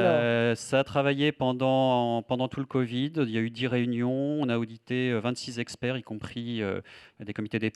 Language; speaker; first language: French; native; French